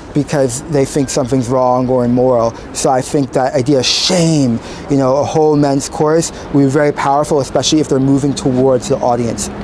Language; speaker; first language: English; native; English